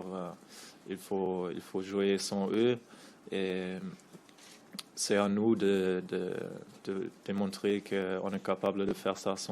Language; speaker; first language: French; non-native, fluent; German